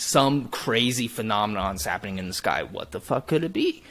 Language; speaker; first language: English; native; English